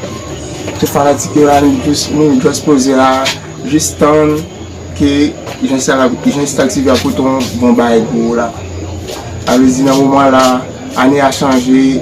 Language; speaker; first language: French; non-native, learner; Haitian Creole